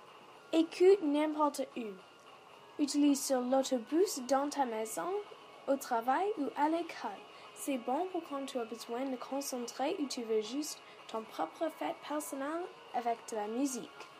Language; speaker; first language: French; non-native, learner; English